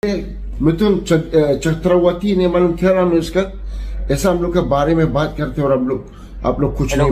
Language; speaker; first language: Hindi; non-native, learner; Arabic